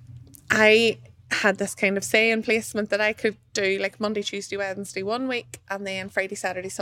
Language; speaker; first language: English; native; English